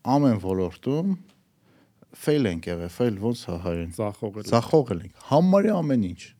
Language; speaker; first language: Armenian; native; Armenian